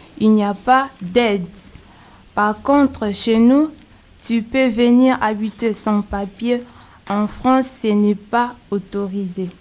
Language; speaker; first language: French; non-native, local second language; Lingala